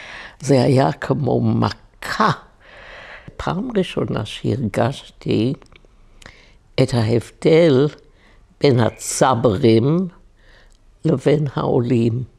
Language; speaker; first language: Hebrew; non-native, fluent; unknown